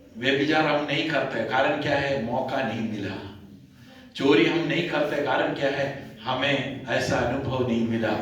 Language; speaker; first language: Hindi; non-native, local second language; Malayalam